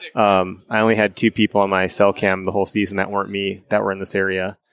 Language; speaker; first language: English; native; English